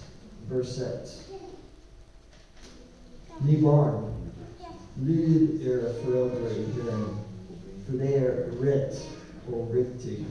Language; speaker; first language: Swedish; non-native, learner; English